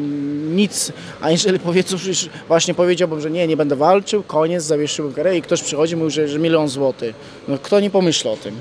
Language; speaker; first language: Polish; non-native, fluent; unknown